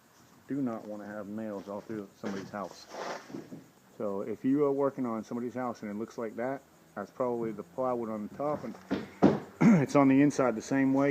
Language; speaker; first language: English; native; English